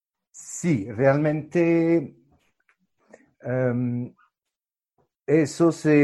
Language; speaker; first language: Spanish; non-native, fluent; French